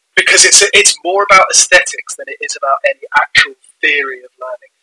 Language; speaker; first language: English; native; English